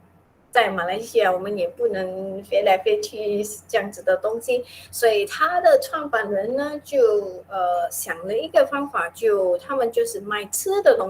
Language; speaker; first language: Chinese; non-native, local second language; Min Nan Chinese